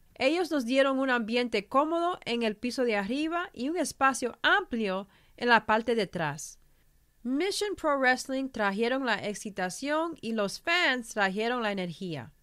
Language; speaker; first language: Spanish; early bilingual, heritage; Spanish